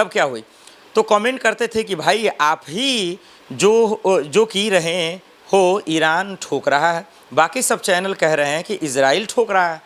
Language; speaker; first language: Hindi; native; Hindi